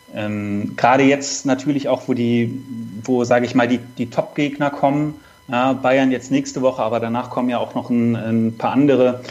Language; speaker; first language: German; native; German